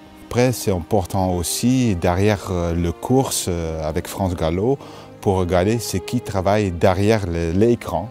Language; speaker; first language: French; non-native, fluent; Dutch